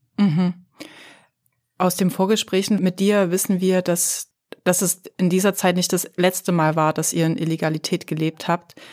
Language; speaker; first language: German; native; German